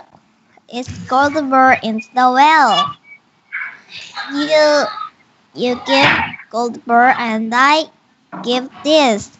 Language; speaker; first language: English; non-native, learner; Korean